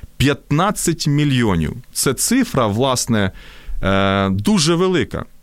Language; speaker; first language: Ukrainian; non-native, local second language; Russian